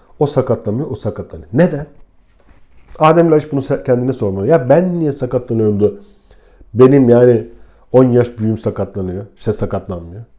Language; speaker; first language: Turkish; native; Turkish